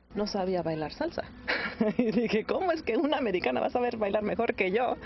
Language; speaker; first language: Spanish; early bilingual, heritage; Spanish